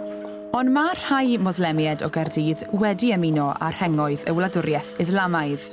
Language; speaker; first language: Welsh; native; Welsh